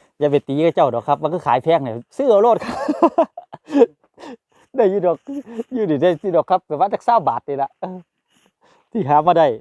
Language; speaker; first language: Thai; non-native, local second language; Northeastern Thai